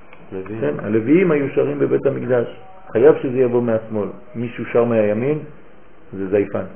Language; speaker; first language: Hebrew; non-native, fluent; French